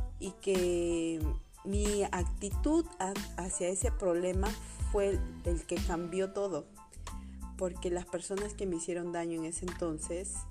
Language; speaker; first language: Spanish; native; Spanish